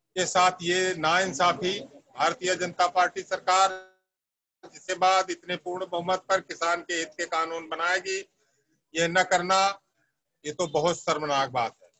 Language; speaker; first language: Hindi; native; Hindi